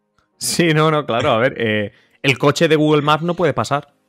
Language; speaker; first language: Spanish; native; Spanish